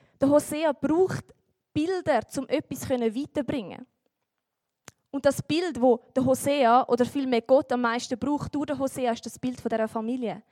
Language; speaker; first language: German; native; German